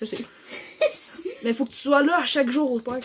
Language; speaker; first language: French; native; French